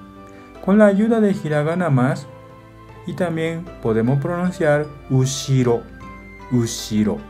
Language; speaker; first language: Spanish; non-native, fluent; Japanese